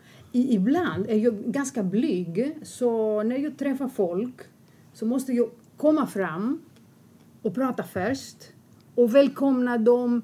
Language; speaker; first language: Swedish; non-native, fluent; Greek